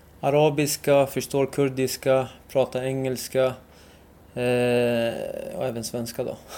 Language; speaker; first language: Swedish; early bilingual, other home language; Arabic